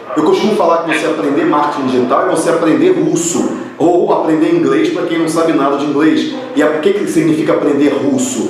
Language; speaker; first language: Portuguese; native; Portuguese